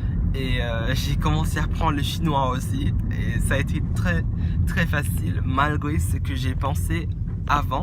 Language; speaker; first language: French; non-native, fluent; English